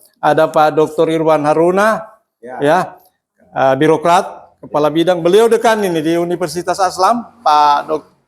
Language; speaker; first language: Indonesian; native; Indonesian